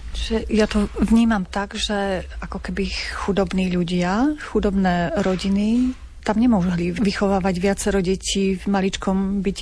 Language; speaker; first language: Slovak; native; Slovak